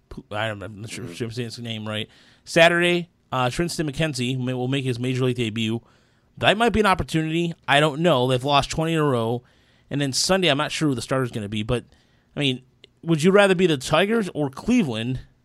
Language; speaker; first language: English; early bilingual, other home language; Spanish